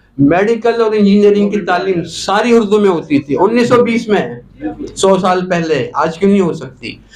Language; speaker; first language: Urdu; non-native, local second language; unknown